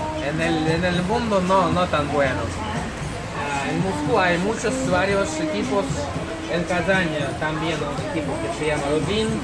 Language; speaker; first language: Spanish; non-native, fluent; Russian